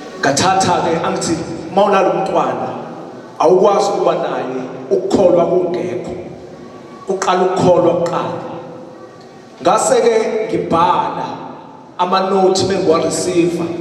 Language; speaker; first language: Zulu; native; Zulu